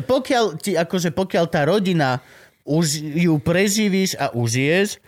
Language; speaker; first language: Slovak; native; Slovak